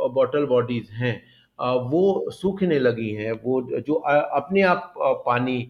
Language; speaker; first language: Hindi; native; Hindi